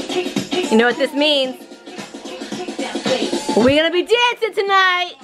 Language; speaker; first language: English; native; English